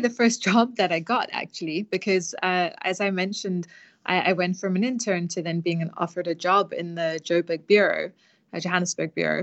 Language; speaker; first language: English; native; English